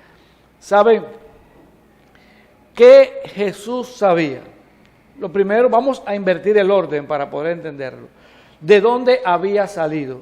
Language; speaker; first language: Spanish; native; Spanish